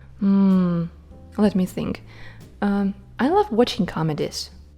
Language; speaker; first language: English; non-native, fluent; Ukrainian